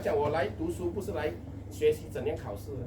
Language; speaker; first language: Chinese; native; Chinese